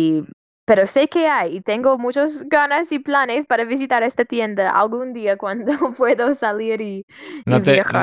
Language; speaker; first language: Spanish; non-native, fluent; English